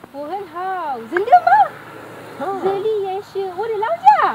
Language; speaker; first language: Chinese; non-native, learner; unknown